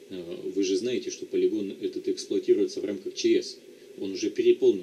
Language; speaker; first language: Russian; native; Russian